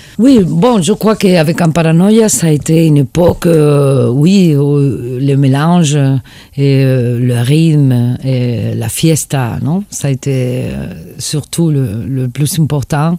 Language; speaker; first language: French; non-native, fluent; Spanish